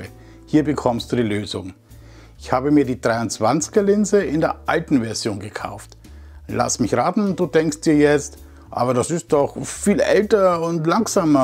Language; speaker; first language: German; native; German